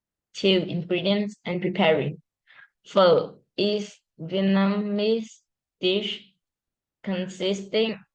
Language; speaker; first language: English; non-native, learner; Vietnamese